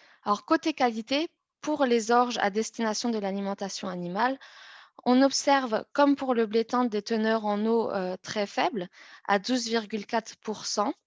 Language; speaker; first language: French; native; French